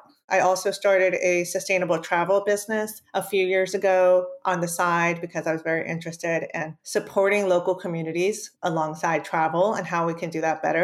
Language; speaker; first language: English; early bilingual, other home language; Spanish